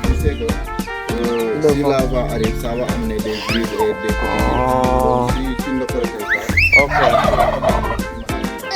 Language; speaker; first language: French; non-native, local second language; Wolof